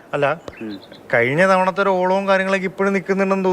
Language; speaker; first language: Malayalam; native; Malayalam